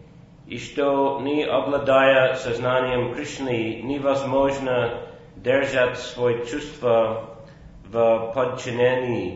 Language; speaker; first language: Russian; non-native, fluent; English